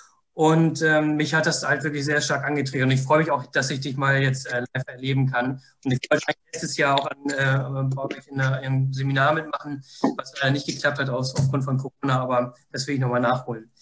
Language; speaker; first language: German; native; German